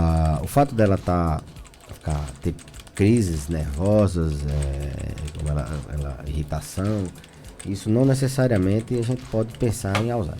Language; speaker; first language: Portuguese; native; Portuguese